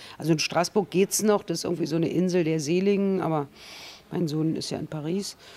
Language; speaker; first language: German; native; German